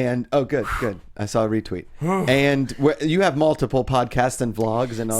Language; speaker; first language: English; native; English